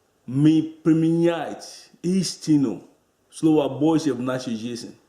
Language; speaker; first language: Russian; non-native, learner; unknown